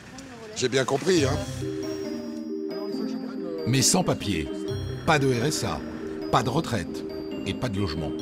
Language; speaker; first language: French; native; French